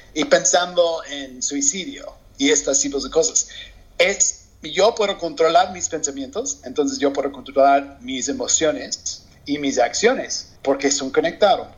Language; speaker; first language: Spanish; non-native, learner; English